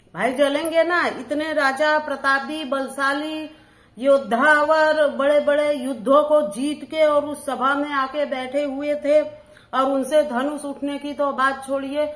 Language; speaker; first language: Hindi; native; Hindi